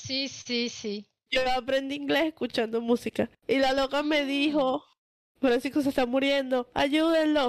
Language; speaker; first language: Spanish; non-native, learner; Portuguese